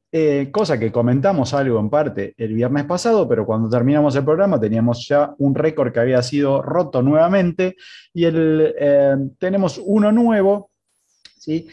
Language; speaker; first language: Spanish; native; Spanish